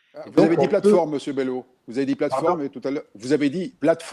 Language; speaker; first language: French; native; French